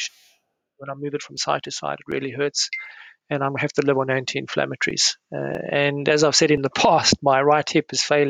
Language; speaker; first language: English; native; English